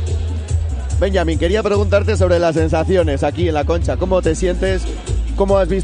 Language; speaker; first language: Spanish; native; Spanish